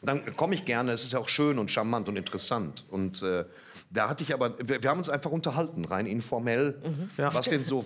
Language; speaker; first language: German; native; German